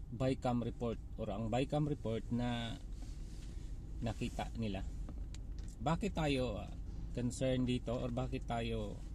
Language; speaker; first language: Filipino; non-native, local second language; Cebuano